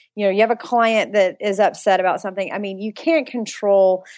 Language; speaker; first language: English; native; English